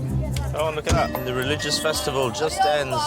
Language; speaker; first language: English; native; English